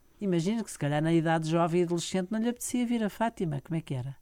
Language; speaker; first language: Portuguese; native; Portuguese